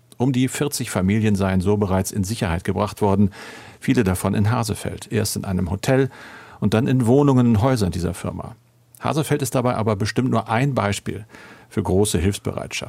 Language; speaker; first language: German; native; German